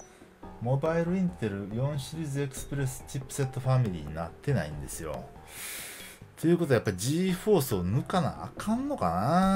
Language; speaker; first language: Japanese; native; Japanese